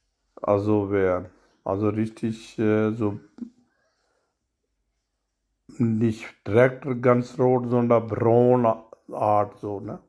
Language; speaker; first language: German; non-native, learner; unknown